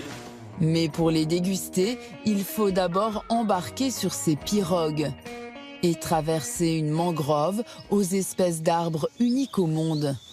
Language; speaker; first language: French; native; French